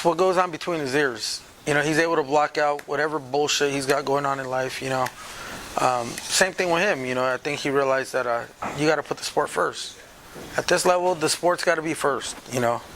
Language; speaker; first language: English; native; English